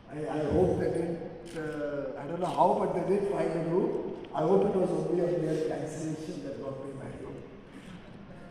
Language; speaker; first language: English; non-native, local second language; Hindi